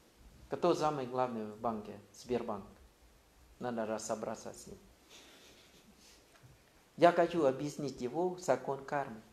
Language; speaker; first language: Russian; non-native, fluent; Thai